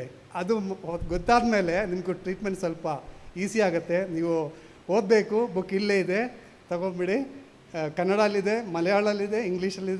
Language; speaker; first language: Kannada; non-native, learner; Malayalam